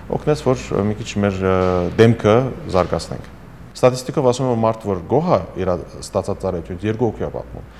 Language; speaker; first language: Armenian; early bilingual, heritage; Armenian